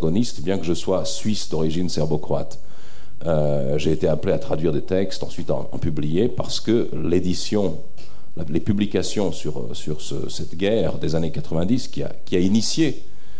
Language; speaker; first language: French; early bilingual, other home language; Serbian